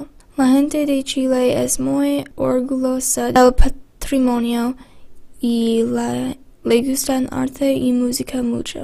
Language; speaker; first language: Spanish; non-native, learner; English